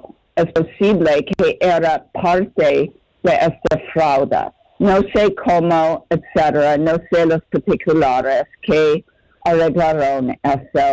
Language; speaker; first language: Spanish; non-native, fluent; English